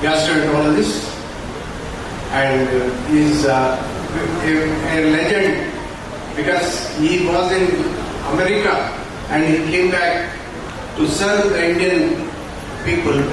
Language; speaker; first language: English; non-native, local second language; Telugu